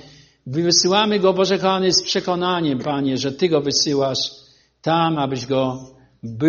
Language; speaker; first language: Polish; native; Polish